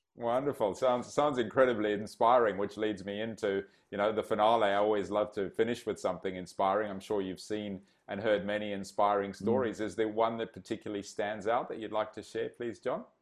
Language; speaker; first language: English; native; English